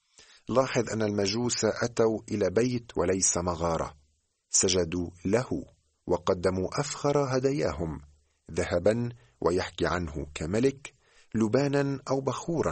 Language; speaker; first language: Arabic; native; Arabic